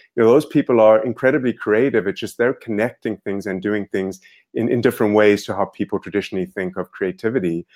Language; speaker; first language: English; native; English